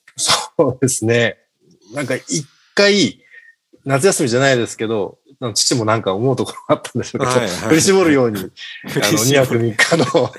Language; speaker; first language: Japanese; native; Japanese